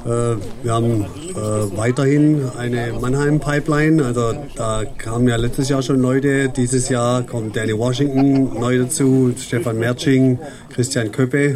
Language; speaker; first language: German; native; German